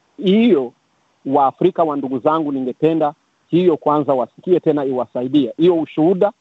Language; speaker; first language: Swahili; non-native, local second language; Kinyarwanda